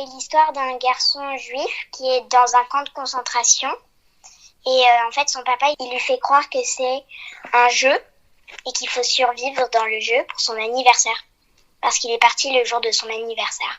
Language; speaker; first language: French; early bilingual, heritage; French